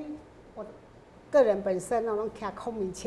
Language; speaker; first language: Chinese; non-native, local second language; Min Nan Chinese